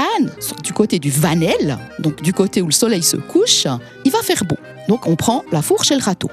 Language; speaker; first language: French; native; French